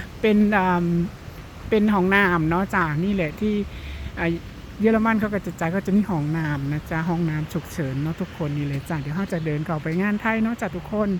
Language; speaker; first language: Thai; non-native, local second language; Northeastern Thai